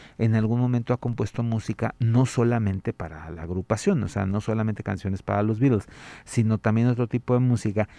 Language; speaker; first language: Spanish; native; Spanish